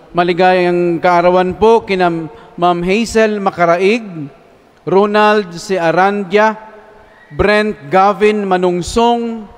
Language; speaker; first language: Filipino; non-native, local second language; Cebuano